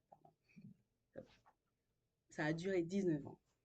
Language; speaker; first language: French; non-native, local second language; Haitian Creole